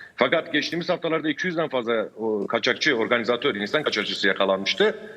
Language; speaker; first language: Turkish; native; Turkish